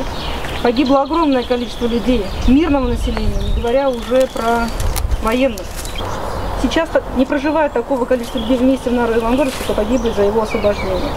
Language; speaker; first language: Russian; native; Russian